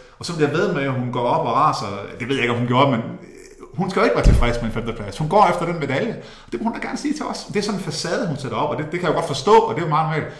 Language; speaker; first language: Danish; native; Danish